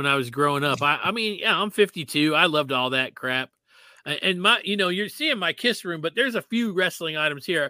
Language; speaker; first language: English; native; English